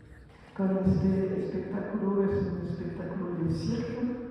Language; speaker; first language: Spanish; non-native, fluent; French